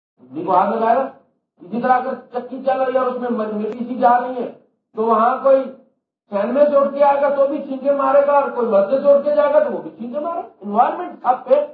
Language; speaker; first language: Urdu; non-native, local second language; Punjabi